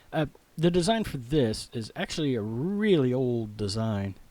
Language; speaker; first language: English; native; English